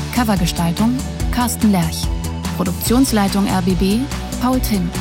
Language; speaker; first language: German; native; German